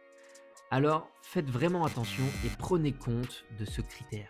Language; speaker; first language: French; native; French